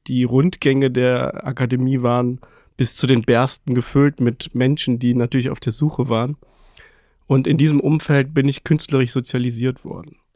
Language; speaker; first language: German; early bilingual, other home language; Persian